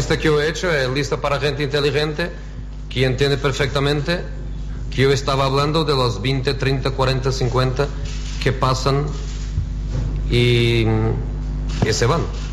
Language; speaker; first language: Spanish; non-native, fluent; Portuguese